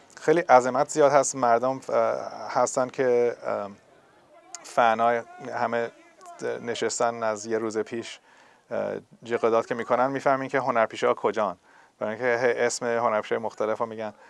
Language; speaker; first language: Persian; early bilingual, heritage; Persian